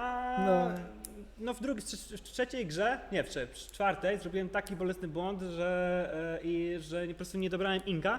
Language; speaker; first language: Polish; native; Polish